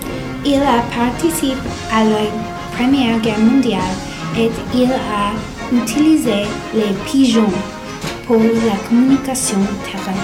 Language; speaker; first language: French; non-native, learner; English